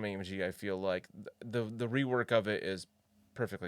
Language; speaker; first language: English; native; English